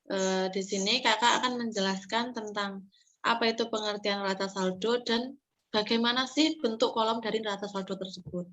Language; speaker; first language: Indonesian; native; Indonesian